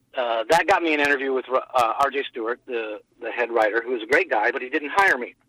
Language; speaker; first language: English; native; English